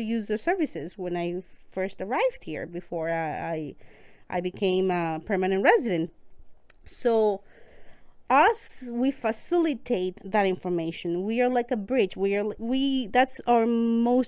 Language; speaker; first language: English; non-native, fluent; Spanish